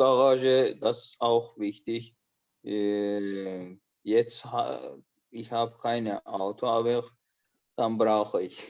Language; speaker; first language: German; non-native, learner; Azerbaijani